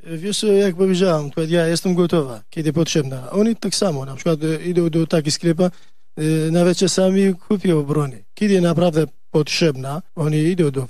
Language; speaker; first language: Polish; non-native, learner; Kurdish